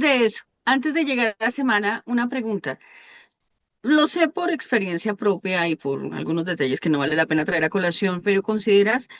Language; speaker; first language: Spanish; native; Spanish